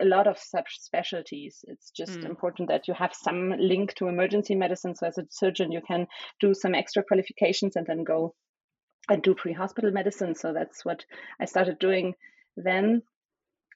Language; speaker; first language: English; non-native, fluent; German